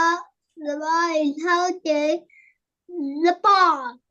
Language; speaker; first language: English; non-native, learner; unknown